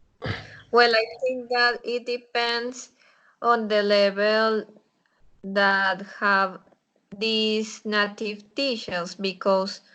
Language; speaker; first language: English; non-native, learner; Spanish